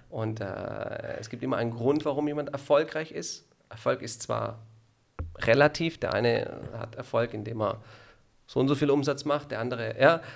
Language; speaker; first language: German; non-native, fluent; Italian